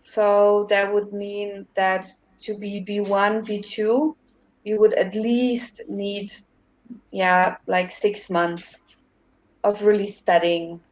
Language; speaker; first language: English; non-native, fluent; German